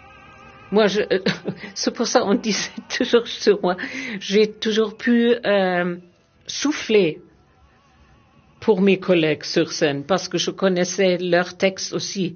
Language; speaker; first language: French; non-native, fluent; German